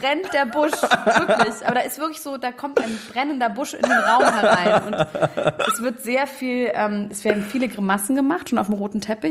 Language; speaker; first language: German; native; German